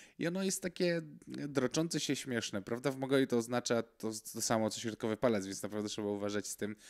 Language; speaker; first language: Polish; early bilingual, other home language; Mongolian